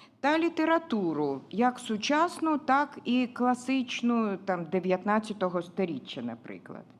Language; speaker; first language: Ukrainian; non-native, local second language; Russian